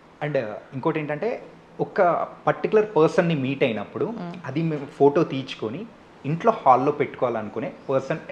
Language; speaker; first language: Telugu; native; Telugu